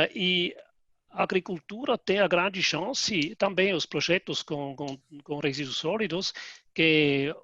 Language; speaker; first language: Portuguese; non-native, fluent; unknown